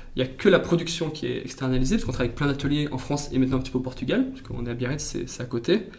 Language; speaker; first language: French; native; French